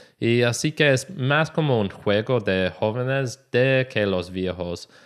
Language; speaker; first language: Spanish; non-native, learner; English